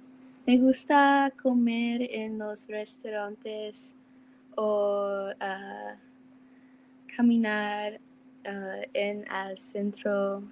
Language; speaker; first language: Spanish; non-native, learner; English